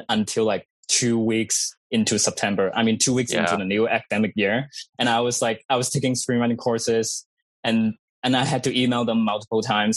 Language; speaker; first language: English; non-native, fluent; Cantonese